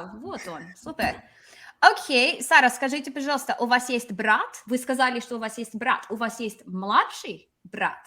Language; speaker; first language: Russian; non-native, fluent; English